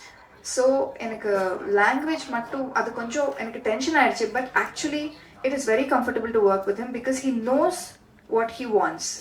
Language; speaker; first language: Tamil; non-native, learner; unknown